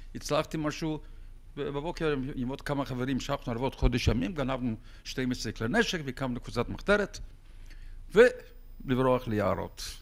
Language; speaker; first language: Hebrew; non-native, fluent; Lithuanian